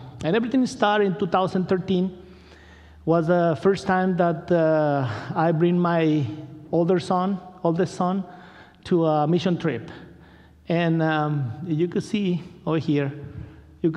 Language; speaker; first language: English; non-native, learner; Spanish